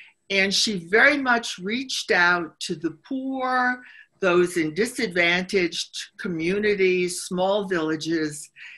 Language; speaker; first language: English; native; English